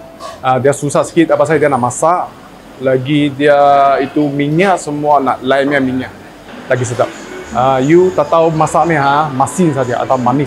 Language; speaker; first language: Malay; non-native, local second language; Chinese